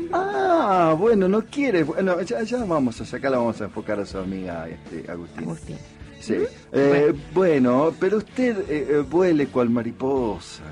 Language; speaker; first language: Spanish; native; Spanish